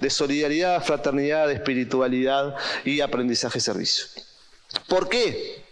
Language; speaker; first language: Spanish; native; Spanish